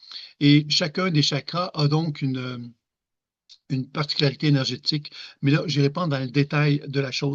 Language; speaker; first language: French; native; French